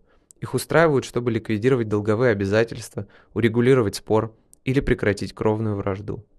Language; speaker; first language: Russian; native; Russian